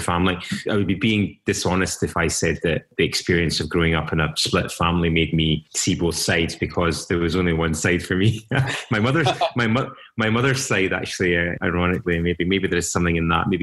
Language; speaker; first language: English; native; English